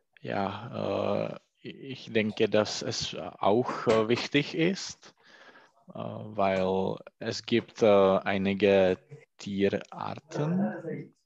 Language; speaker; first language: German; non-native, learner; Czech